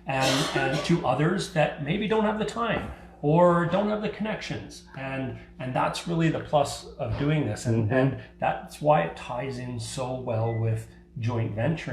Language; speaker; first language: English; native; English